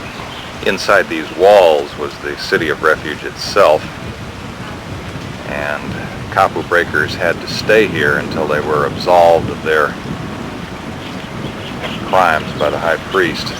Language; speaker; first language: English; native; English